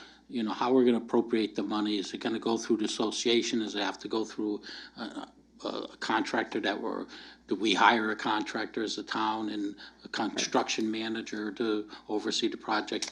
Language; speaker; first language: English; native; English